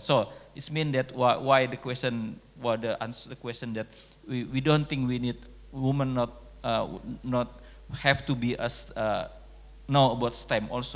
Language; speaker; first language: English; non-native, local second language; Indonesian